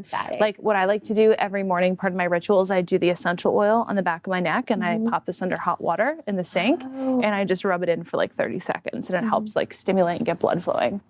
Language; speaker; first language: English; native; English